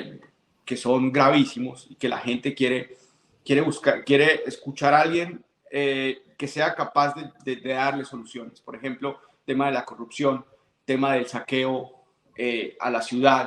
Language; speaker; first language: Spanish; native; Spanish